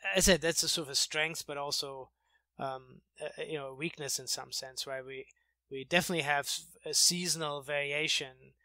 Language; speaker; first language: English; non-native, fluent; German